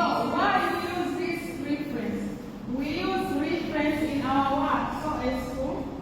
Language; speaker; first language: English; non-native, local second language; Swahili